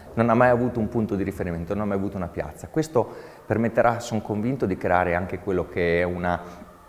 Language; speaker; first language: Italian; native; Italian